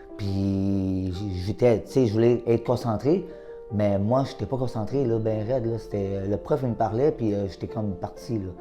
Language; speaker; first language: French; native; French